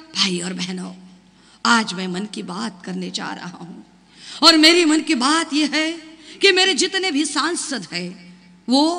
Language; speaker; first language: Hindi; non-native, local second language; Marathi